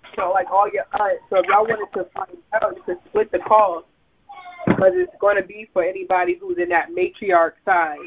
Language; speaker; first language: English; early bilingual, other home language; Krio